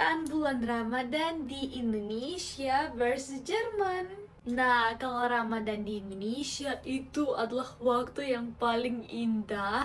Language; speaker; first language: Indonesian; non-native, fluent; German